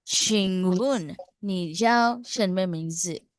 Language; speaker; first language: Chinese; non-native, learner; Filipino